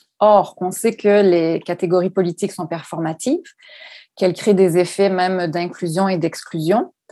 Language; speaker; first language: French; native; French